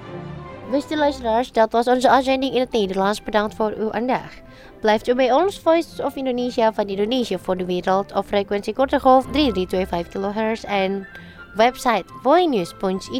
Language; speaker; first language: Dutch; non-native, learner; Indonesian